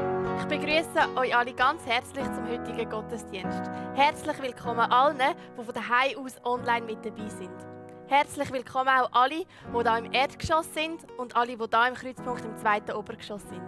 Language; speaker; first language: German; native; German